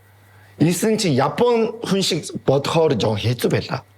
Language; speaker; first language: Mongolian; non-native, fluent; Korean